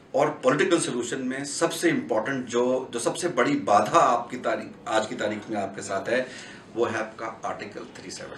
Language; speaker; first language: Hindi; native; Hindi